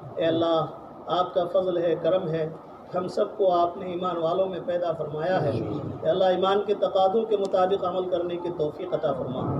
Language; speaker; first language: Urdu; native; Urdu